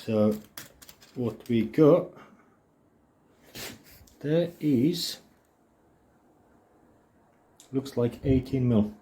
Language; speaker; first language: English; non-native, fluent; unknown